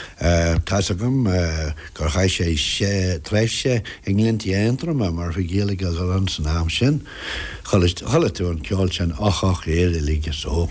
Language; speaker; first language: Irish; non-native, local second language; English